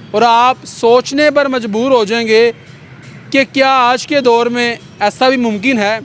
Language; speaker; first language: Urdu; non-native, local second language; Punjabi